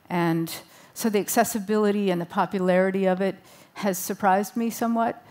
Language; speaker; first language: English; native; English